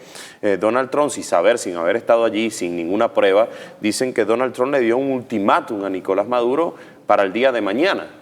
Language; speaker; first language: Spanish; native; Spanish